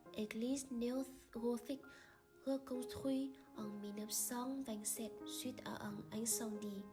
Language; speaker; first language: French; non-native, learner; Vietnamese